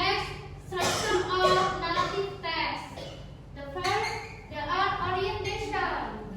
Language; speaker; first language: English; non-native, learner; Indonesian